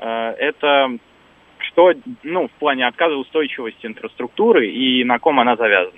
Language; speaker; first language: Russian; native; Russian